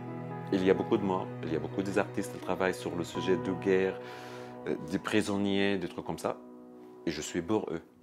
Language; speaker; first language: French; non-native, learner; Arabic